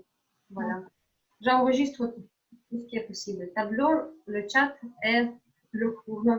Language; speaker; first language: French; non-native, fluent; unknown